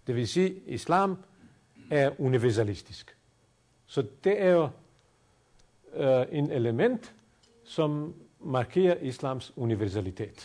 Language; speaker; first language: Danish; non-native, fluent; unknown